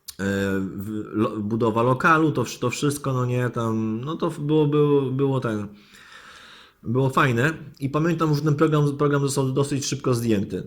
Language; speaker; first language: Polish; native; Polish